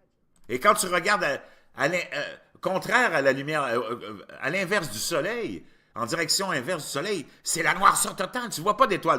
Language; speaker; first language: French; native; French